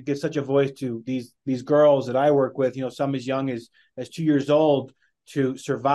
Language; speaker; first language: English; native; English